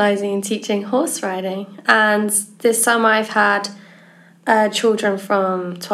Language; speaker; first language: English; native; English